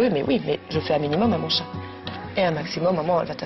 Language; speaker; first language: French; native; French